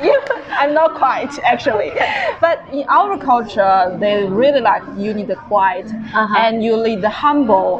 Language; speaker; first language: English; non-native, learner; Chinese